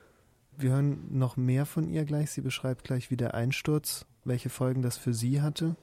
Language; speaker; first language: German; native; German